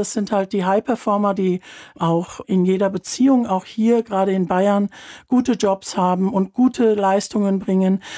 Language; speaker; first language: German; early bilingual, other home language; Turkish